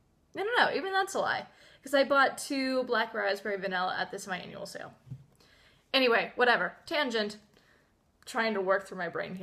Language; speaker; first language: English; native; English